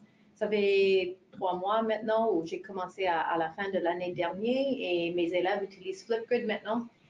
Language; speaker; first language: French; non-native, fluent; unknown